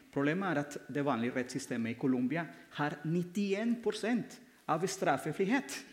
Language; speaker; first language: Norwegian; non-native, fluent; Spanish